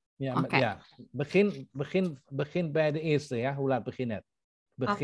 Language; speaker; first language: Dutch; non-native, learner; Indonesian